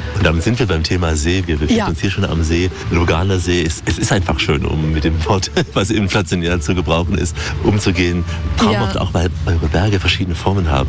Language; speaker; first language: German; native; German